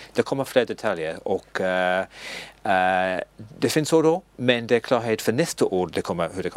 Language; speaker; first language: Swedish; non-native, learner; English